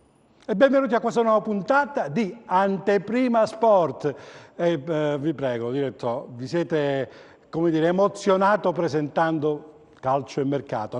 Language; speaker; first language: Italian; native; Italian